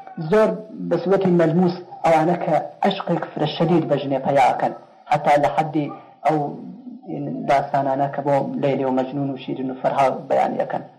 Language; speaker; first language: Central Kurdish; native; Central Kurdish